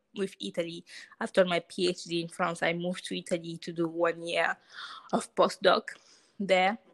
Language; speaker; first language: English; non-native, fluent; Hausa